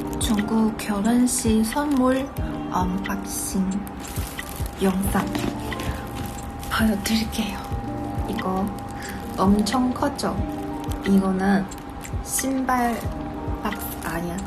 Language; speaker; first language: Korean; non-native, learner; Chinese